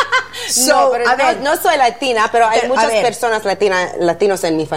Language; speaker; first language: Spanish; non-native, learner; English